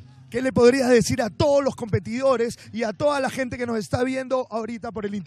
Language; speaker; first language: Spanish; native; Spanish